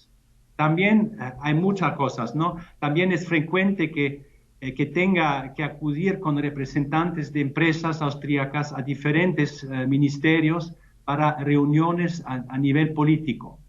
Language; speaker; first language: Spanish; non-native, fluent; German